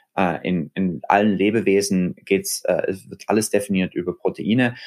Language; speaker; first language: German; native; German